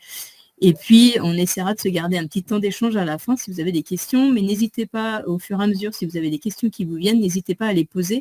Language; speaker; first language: French; native; French